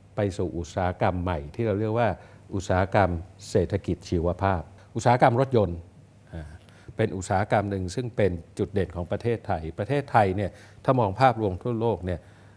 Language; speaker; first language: Thai; native; Thai